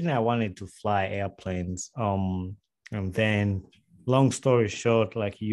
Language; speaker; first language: English; non-native, local second language; Ganda